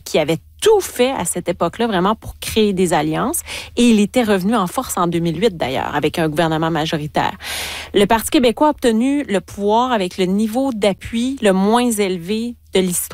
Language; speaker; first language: French; native; French